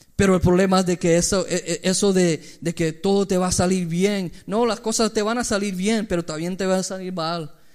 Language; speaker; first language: Spanish; early bilingual, heritage; Spanish